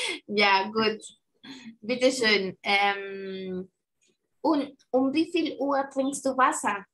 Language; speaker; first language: German; non-native, fluent; Spanish